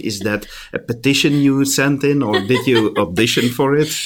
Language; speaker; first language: English; non-native, fluent; Dutch